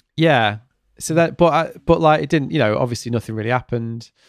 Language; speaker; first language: English; native; English